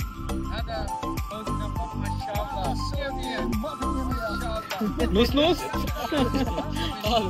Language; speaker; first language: Arabic; non-native, learner; Bangla